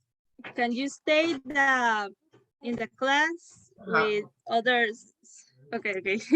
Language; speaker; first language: English; non-native, learner; Spanish